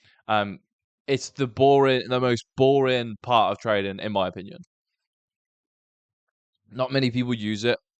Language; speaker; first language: English; native; English